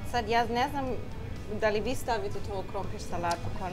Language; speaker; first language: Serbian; non-native, learner; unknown